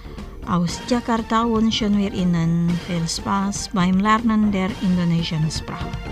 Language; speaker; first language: German; non-native, fluent; Indonesian